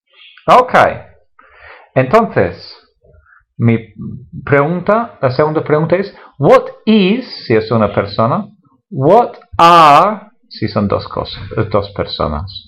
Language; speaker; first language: Spanish; non-native, fluent; English